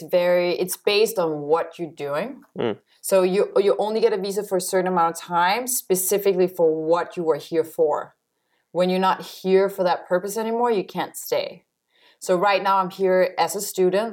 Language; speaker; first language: English; non-native, fluent; Danish